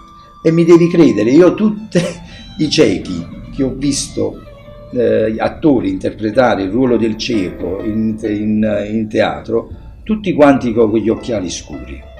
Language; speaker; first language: Italian; native; Italian